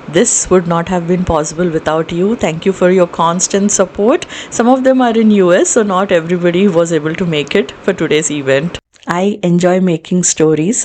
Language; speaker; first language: English; non-native, local second language; Telugu